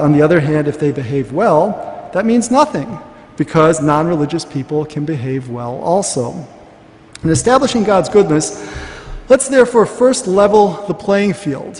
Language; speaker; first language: English; native; English